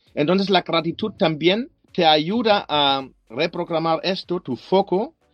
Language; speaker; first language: Spanish; non-native, fluent; German